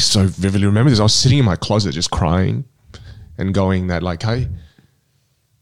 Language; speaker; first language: English; non-native, local second language; Min Nan Chinese